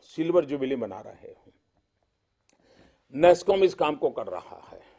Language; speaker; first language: Hindi; non-native, local second language; Gujarati